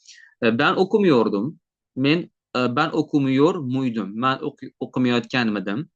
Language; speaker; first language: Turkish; non-native, fluent; Uzbek